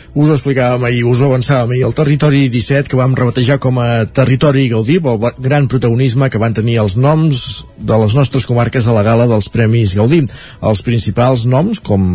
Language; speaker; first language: Catalan; native; Catalan